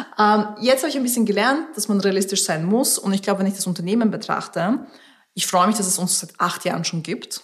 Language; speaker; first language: German; early bilingual, other home language; Russian